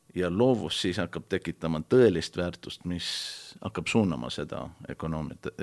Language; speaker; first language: Estonian; early bilingual, heritage; Estonian